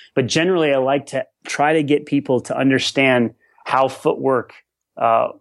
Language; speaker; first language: English; native; English